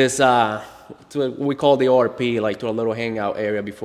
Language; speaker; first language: English; non-native, fluent; Spanish